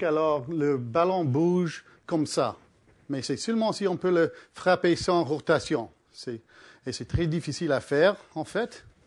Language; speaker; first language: French; early bilingual, heritage; English